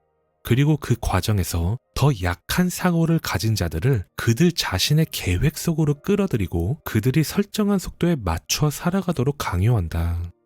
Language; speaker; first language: Korean; native; Korean